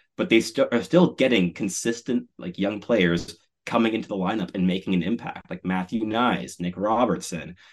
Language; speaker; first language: English; native; English